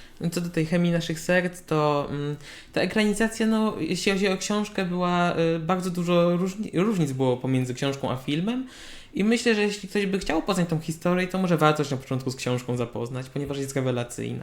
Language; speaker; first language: Polish; native; Polish